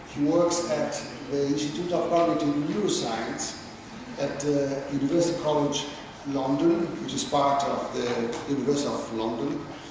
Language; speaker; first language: English; non-native, fluent; Portuguese